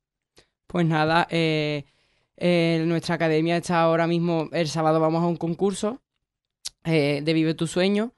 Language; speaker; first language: Spanish; native; Spanish